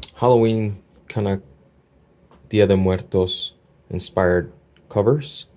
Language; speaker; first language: English; native; English